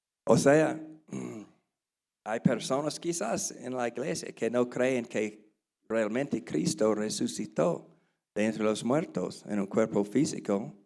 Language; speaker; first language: Spanish; non-native, learner; English